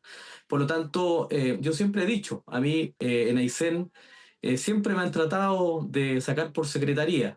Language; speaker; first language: Spanish; native; Spanish